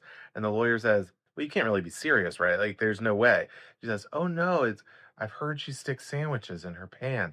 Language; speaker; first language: English; native; English